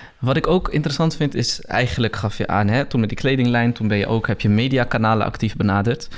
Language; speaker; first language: Dutch; early bilingual, other home language; Riffian